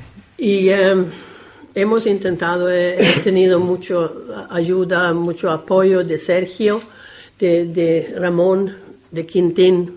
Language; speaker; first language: Spanish; non-native, fluent; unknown